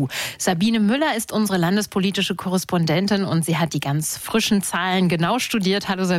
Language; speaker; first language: German; native; German